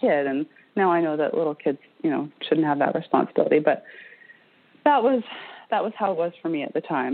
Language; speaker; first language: English; native; English